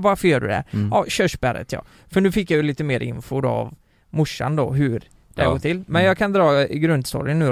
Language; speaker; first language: Swedish; native; Swedish